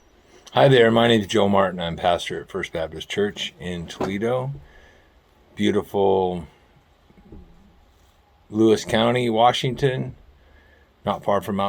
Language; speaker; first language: English; native; English